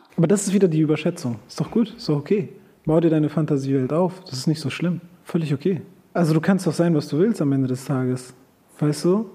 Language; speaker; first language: German; early bilingual, other home language; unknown